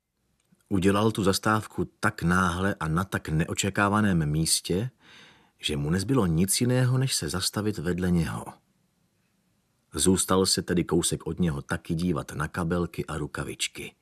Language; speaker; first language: Czech; native; Czech